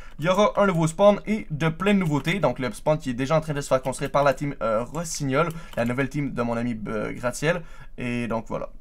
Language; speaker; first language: French; native; French